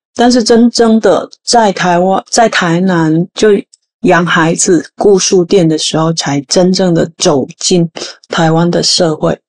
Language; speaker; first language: Chinese; non-native, fluent; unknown